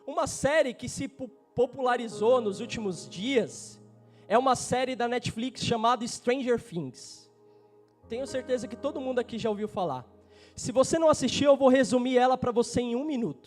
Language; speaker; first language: Portuguese; native; Portuguese